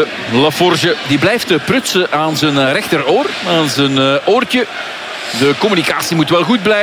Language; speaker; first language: Dutch; native; Dutch